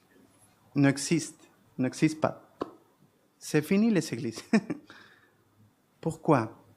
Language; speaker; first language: French; non-native, fluent; Spanish